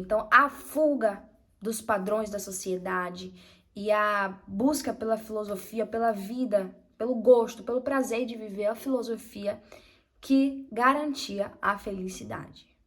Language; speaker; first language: Portuguese; native; Portuguese